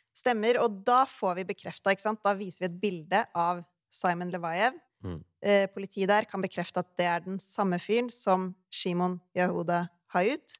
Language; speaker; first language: Norwegian; native; Norwegian